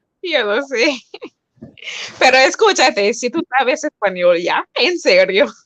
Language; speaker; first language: Spanish; non-native, fluent; English